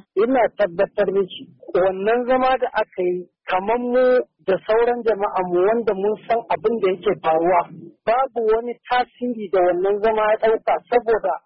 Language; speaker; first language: Hausa; non-native, local second language; Fula